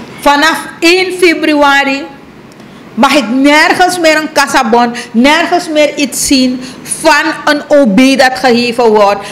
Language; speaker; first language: Dutch; native; Dutch